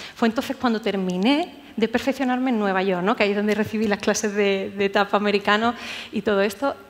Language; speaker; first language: Spanish; native; Spanish